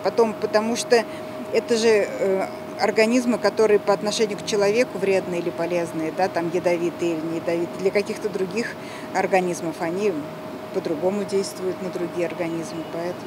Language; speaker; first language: Russian; native; Russian